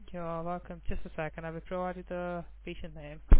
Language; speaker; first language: English; non-native, local second language; Gujarati